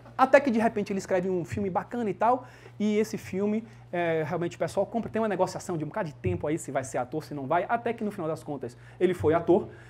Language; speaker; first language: Portuguese; early bilingual, heritage; Portuguese